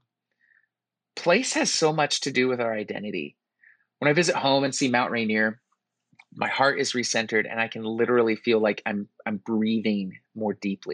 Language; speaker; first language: English; native; English